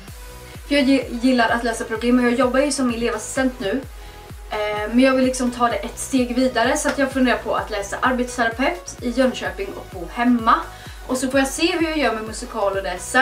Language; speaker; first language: Swedish; native; Swedish